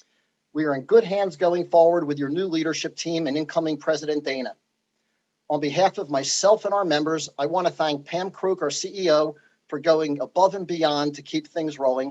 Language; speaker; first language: English; native; English